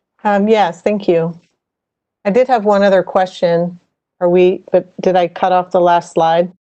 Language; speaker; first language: English; native; English